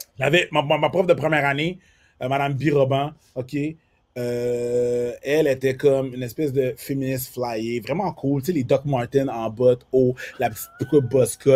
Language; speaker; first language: French; early bilingual, other home language; Haitian Creole